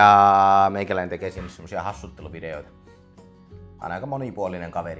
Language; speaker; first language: Finnish; native; Finnish